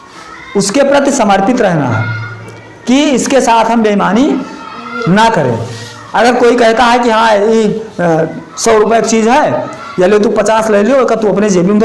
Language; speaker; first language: Hindi; native; Hindi